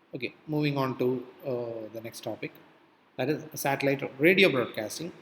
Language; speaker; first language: English; non-native, local second language; Malayalam